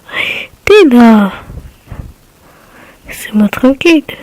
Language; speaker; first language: French; native; French